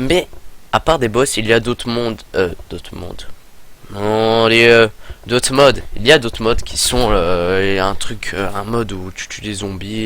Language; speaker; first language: French; native; French